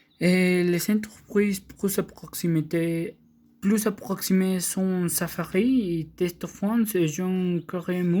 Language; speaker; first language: French; non-native, learner; Spanish